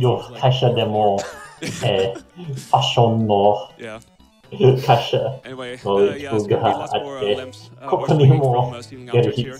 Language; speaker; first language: Japanese; non-native, learner; English